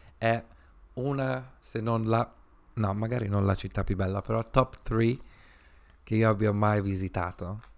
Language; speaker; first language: Italian; early bilingual, other home language; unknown